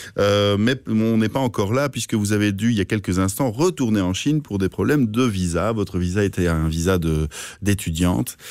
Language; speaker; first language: French; native; French